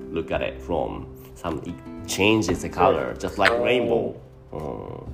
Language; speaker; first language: English; non-native, fluent; Japanese